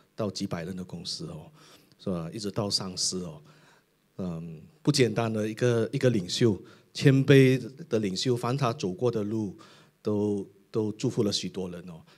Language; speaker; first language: Chinese; native; Chinese